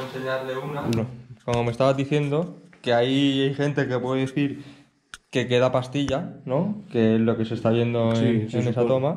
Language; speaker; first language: Spanish; native; Spanish